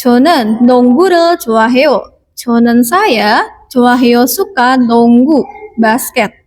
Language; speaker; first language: Korean; non-native, fluent; Indonesian